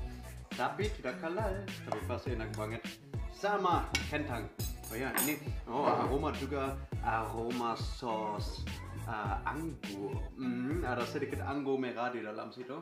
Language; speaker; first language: Indonesian; non-native, fluent; German